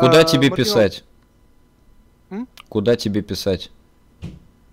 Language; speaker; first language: Russian; native; Russian